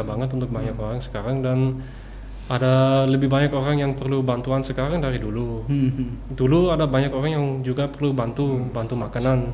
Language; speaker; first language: Indonesian; early bilingual, other home language; English